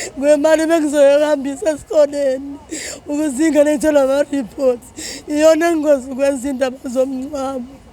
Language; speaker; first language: Zulu; native; Zulu